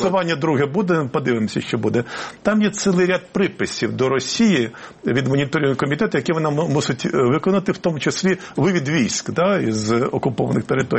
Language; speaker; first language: Ukrainian; native; Ukrainian